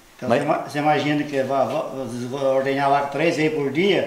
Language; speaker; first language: Portuguese; native; Portuguese